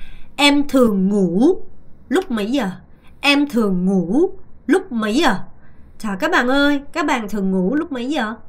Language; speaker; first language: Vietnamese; non-native, fluent; Korean